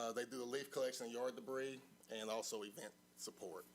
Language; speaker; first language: English; native; English